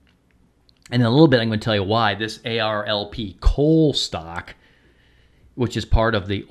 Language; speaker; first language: English; native; English